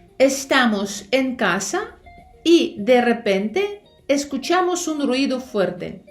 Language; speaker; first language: Spanish; non-native, fluent; Ukrainian